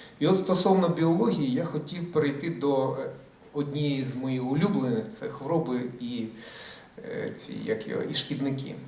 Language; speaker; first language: Ukrainian; early bilingual, other home language; Russian